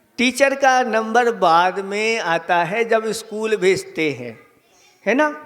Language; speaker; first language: Hindi; native; Hindi